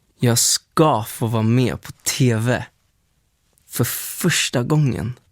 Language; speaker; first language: Swedish; early bilingual, other home language; Spanish